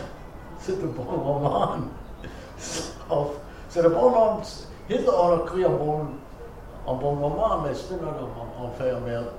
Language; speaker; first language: French; non-native, fluent; English